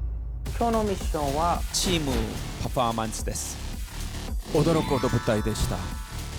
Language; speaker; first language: Japanese; non-native, learner; Korean